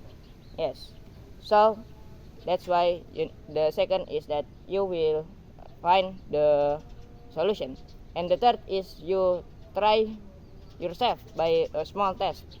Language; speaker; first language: English; non-native, learner; Indonesian